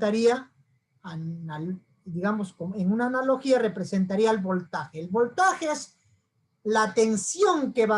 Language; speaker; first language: Spanish; native; Spanish